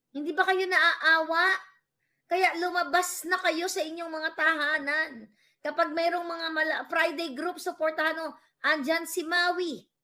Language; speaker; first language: Filipino; non-native, local second language; Cebuano